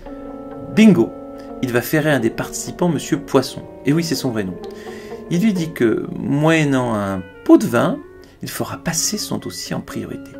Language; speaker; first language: French; native; French